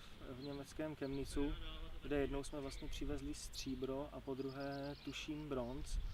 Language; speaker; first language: Czech; native; Czech